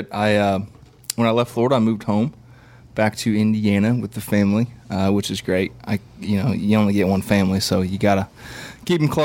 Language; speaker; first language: English; native; English